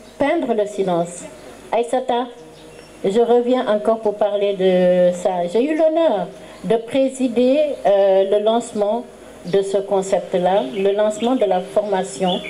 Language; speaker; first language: French; non-native, local second language; Wolof